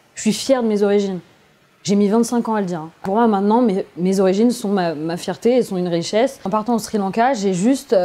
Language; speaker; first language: French; native; French